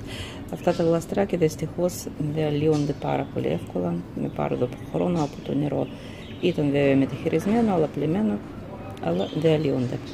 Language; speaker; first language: Greek; non-native, fluent; Russian